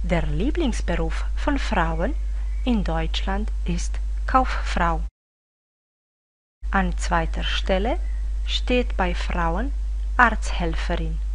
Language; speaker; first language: German; non-native, fluent; Romanian